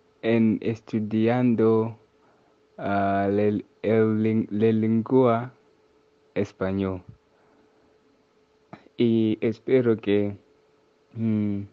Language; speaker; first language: Spanish; non-native, learner; English